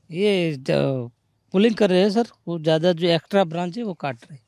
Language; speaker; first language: Hindi; native; Hindi